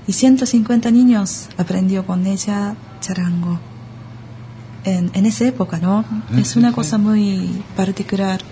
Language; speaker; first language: Spanish; early bilingual, other home language; Japanese